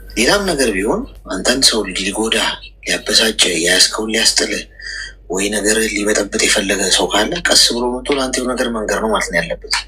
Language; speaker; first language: Amharic; native; Amharic